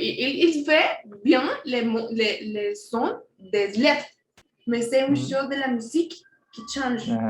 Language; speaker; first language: French; non-native, fluent; Spanish